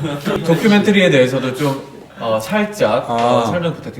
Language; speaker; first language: Korean; native; Korean